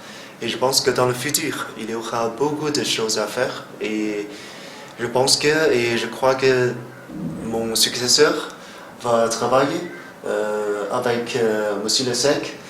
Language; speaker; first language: French; non-native, fluent; Chinese